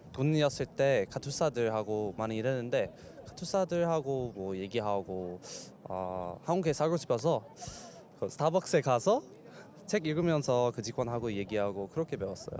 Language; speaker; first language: Korean; non-native, fluent; English